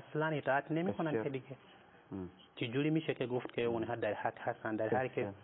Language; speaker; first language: Persian; non-native, fluent; Nyanja